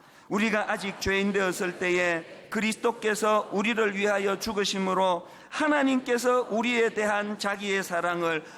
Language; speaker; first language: Korean; native; Korean